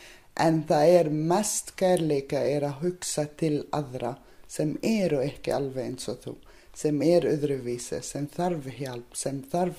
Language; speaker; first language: Icelandic; non-native, learner; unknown